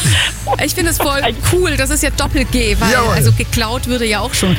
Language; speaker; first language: German; native; German